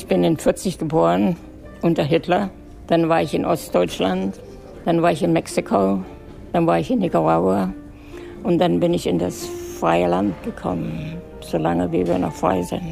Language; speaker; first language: German; native; German